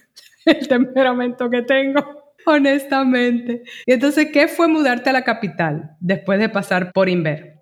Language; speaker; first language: Spanish; native; Spanish